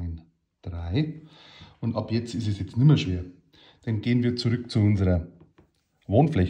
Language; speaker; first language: German; native; German